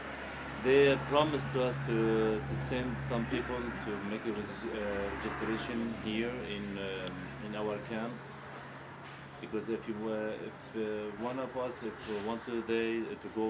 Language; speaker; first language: English; non-native, learner; Arabic